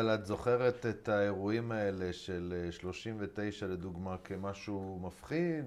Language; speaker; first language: Hebrew; native; Hebrew